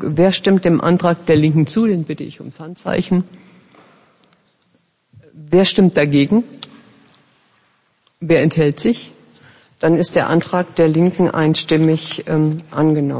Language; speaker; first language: German; native; German